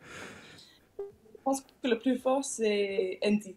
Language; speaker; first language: French; non-native, fluent; English